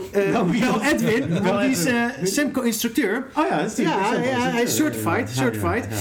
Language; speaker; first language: Dutch; non-native, fluent; Persian